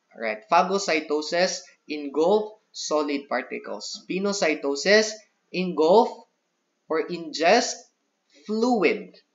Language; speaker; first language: English; non-native, local second language; Cebuano